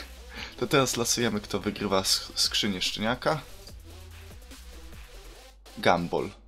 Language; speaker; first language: Polish; native; Polish